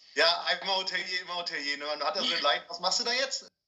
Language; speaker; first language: German; native; German